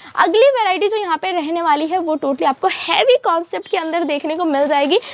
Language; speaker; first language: Hindi; native; Hindi